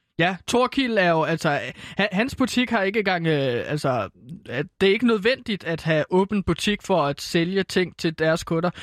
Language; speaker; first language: Danish; native; Danish